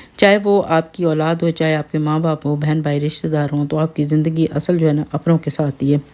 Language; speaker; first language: Urdu; non-native, local second language; Pahari-Potwari